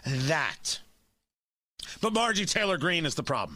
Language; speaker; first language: English; native; English